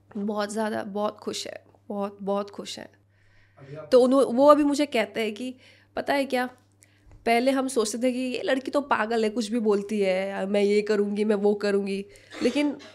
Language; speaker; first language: Hindi; non-native, local second language; Assamese